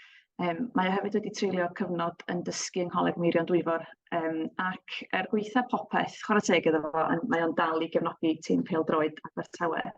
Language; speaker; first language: Welsh; native; Welsh